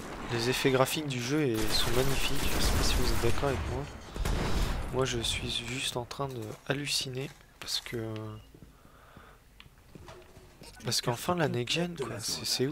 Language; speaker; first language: French; native; French